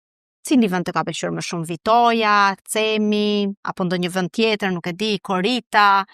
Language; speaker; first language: Albanian; native; Albanian